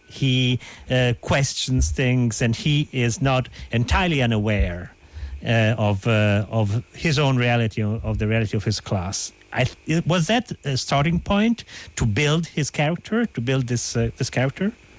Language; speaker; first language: English; non-native, fluent; Italian